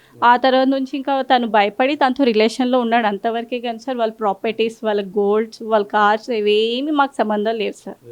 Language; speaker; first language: Telugu; non-native, local second language; Urdu